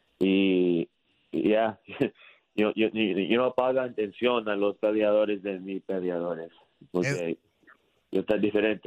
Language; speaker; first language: Spanish; early bilingual, heritage; English